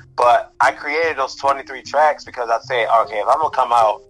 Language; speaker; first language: English; native; English